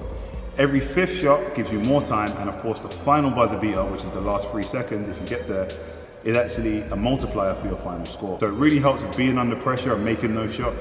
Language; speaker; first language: English; native; English